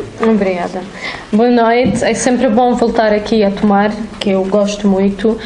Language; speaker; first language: Portuguese; non-native, fluent; Arabic